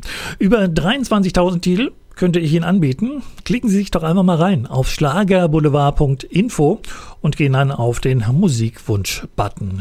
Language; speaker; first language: German; native; German